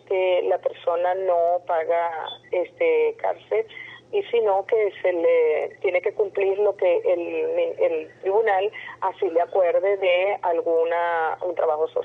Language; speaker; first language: Spanish; native; Spanish